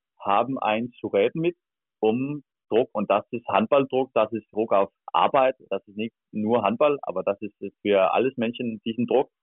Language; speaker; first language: German; non-native, learner; Danish